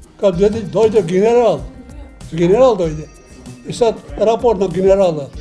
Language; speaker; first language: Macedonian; non-native, local second language; Albanian